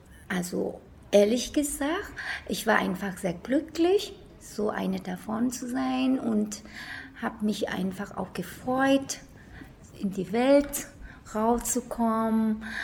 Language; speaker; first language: German; non-native, fluent; Vietnamese